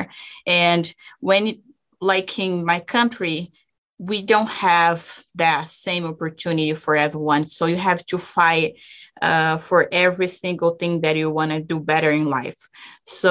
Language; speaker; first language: English; non-native, fluent; Portuguese